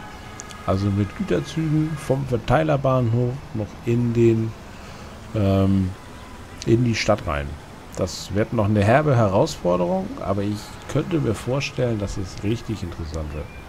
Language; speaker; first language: German; native; German